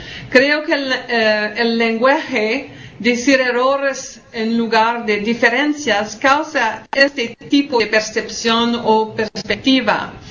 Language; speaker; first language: Spanish; non-native, fluent; French